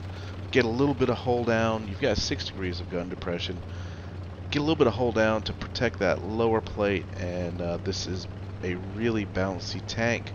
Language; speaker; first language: English; native; English